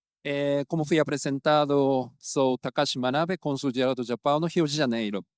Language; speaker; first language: Portuguese; non-native, fluent; Japanese